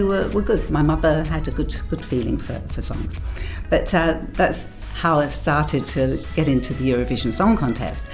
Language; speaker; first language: English; native; English